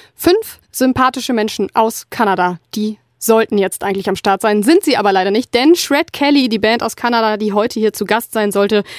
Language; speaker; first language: German; native; German